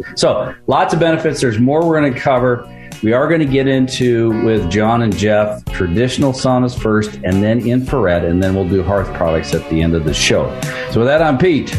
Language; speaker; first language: English; early bilingual, other home language; Ukrainian